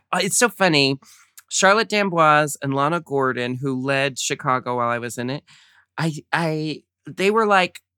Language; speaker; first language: English; native; English